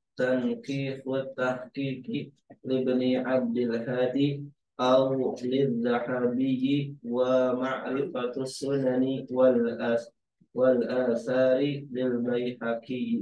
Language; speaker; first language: Arabic; non-native, fluent; Indonesian